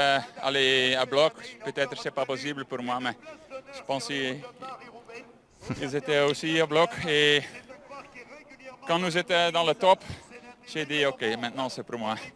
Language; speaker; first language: French; non-native, fluent; Dutch